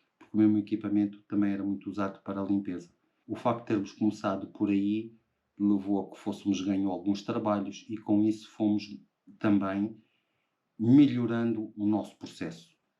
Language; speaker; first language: Portuguese; native; Portuguese